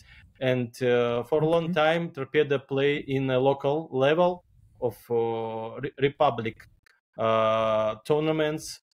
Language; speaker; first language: English; non-native, learner; Belarusian